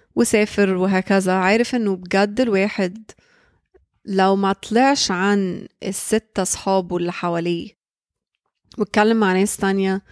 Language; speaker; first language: Arabic; early bilingual, heritage; Arabic